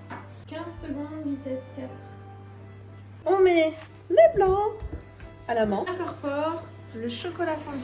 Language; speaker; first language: French; native; French